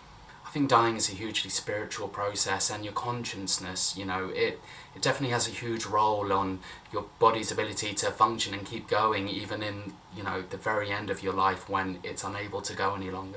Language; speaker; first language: English; native; English